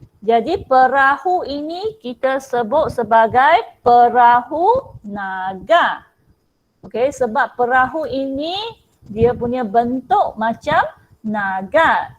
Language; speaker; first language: Malay; non-native, local second language; Chinese